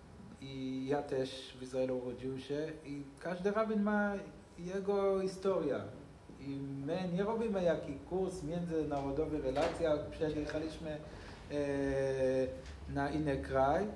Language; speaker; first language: Polish; non-native, learner; Hebrew